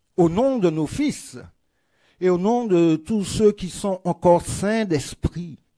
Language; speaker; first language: French; native; French